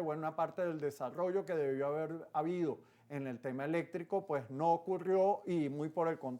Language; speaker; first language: Spanish; native; Spanish